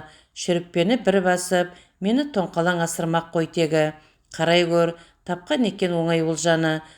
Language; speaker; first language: Kazakh; native; Kazakh